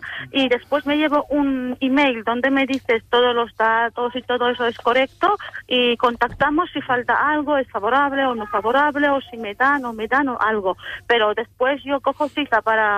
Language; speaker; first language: Spanish; non-native, learner; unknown